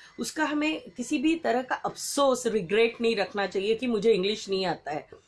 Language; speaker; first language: Hindi; non-native, local second language; Marathi